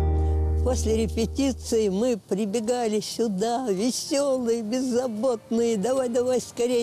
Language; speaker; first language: Russian; native; Russian